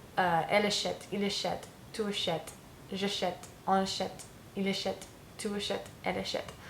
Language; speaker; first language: French; non-native, learner; English